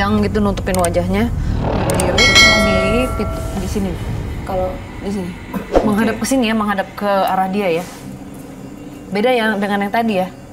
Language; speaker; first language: Indonesian; native; Indonesian